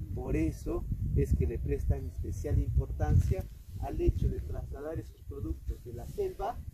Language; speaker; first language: Spanish; native; Spanish